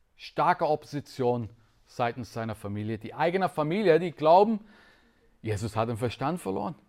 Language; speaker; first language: German; non-native, fluent; English